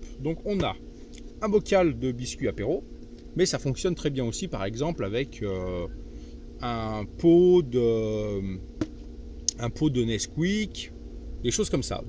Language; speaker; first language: French; native; French